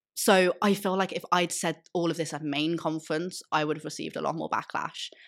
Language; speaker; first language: English; native; English